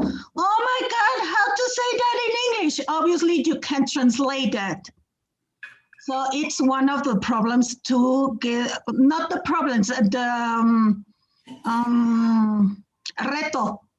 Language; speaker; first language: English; non-native, fluent; Spanish